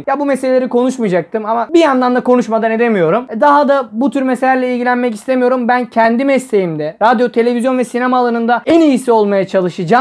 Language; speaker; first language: Turkish; native; Turkish